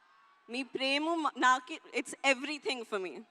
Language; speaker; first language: Telugu; non-native, fluent; Hindi